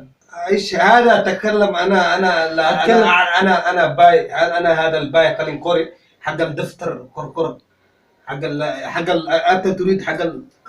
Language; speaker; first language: Arabic; non-native, learner; Somali